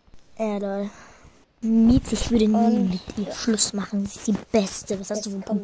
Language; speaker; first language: German; native; German